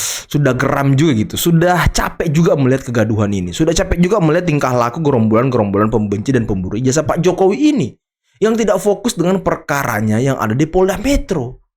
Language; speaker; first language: Indonesian; native; Indonesian